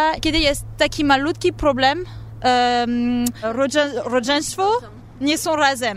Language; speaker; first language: Polish; non-native, learner; French